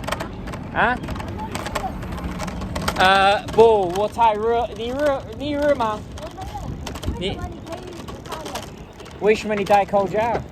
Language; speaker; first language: Chinese; non-native, learner; English